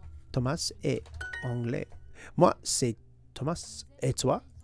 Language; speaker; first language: French; non-native, learner; English